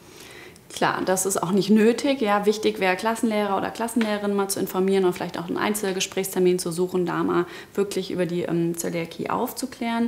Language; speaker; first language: German; native; German